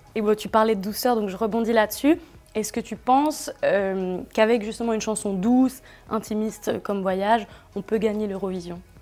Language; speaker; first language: French; native; French